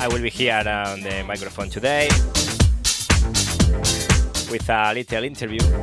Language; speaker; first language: English; non-native, learner; Spanish